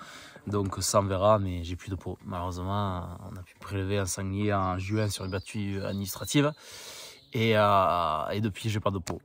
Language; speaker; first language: French; native; French